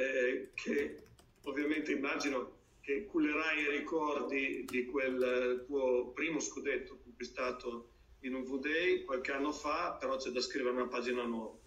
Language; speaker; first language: Italian; native; Italian